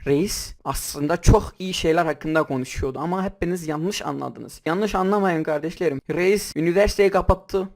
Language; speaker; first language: Turkish; non-native, local second language; Kurdish